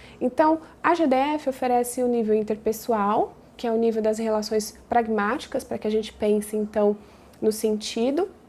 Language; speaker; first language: Portuguese; native; Portuguese